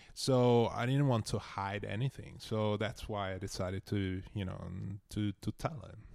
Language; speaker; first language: English; non-native, fluent; Italian